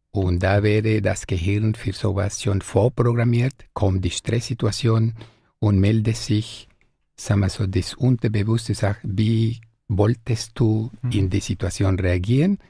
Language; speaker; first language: German; non-native, fluent; Spanish